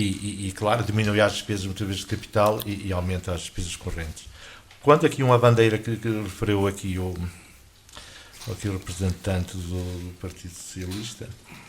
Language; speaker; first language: Portuguese; native; Portuguese